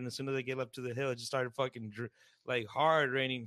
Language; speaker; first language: English; early bilingual, other home language; Spanish